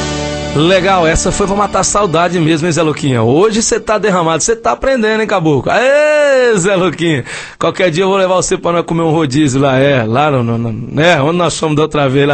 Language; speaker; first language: Portuguese; native; Portuguese